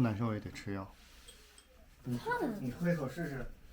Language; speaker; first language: Chinese; native; Chinese